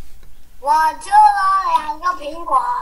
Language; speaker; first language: Chinese; early bilingual, heritage; Chinese